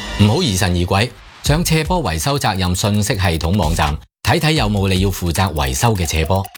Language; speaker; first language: Cantonese; native; Cantonese